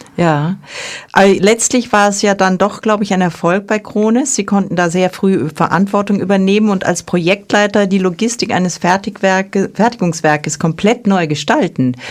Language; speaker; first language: German; native; German